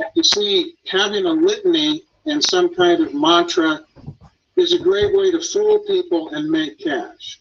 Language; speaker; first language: English; native; English